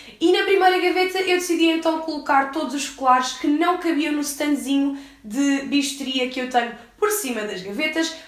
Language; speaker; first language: Portuguese; early bilingual, heritage; English